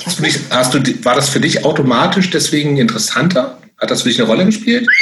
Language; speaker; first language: German; native; German